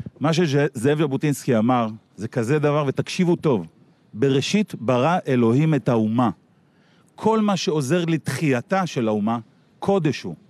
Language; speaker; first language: Hebrew; native; Hebrew